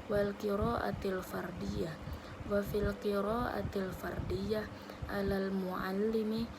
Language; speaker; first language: Arabic; non-native, learner; Indonesian